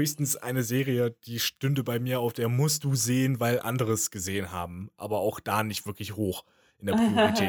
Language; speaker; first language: German; native; German